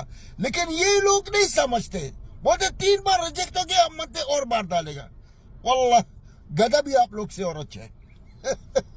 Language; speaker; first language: Hindi; non-native, learner; Arabic